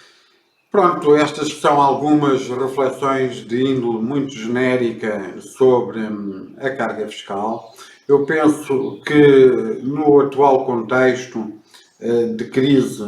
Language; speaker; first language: Portuguese; native; Portuguese